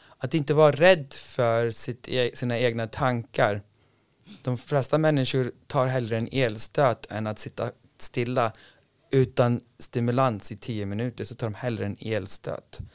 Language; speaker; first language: Swedish; non-native, fluent; English